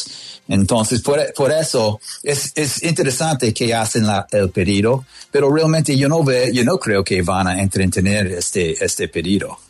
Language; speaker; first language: Spanish; non-native, fluent; English